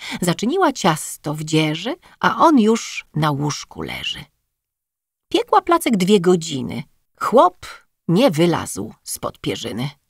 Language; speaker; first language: Polish; native; Polish